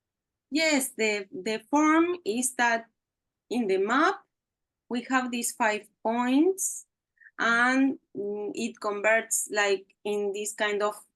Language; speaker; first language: English; non-native, learner; Spanish